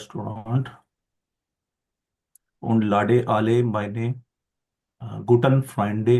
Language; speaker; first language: German; non-native, learner; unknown